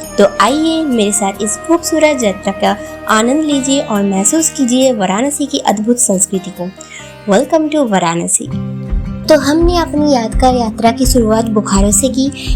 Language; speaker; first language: Hindi; non-native, local second language; Bangla